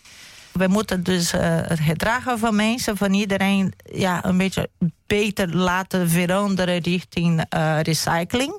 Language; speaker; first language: Dutch; non-native, fluent; Portuguese